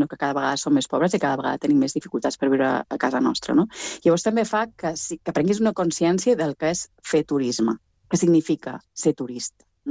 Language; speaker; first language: Catalan; native; Catalan